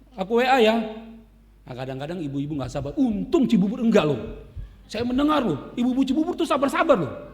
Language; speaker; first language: Indonesian; native; Indonesian